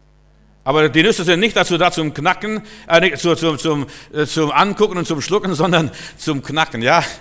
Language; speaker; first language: German; native; German